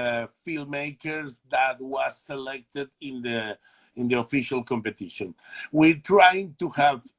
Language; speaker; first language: English; non-native, learner; Spanish